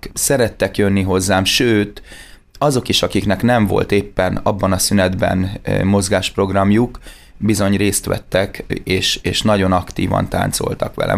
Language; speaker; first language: Hungarian; native; Hungarian